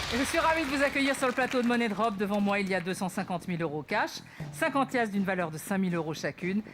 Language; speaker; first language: French; native; French